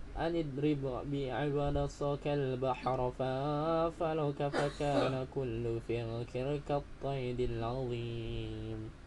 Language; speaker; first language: Arabic; non-native, learner; Indonesian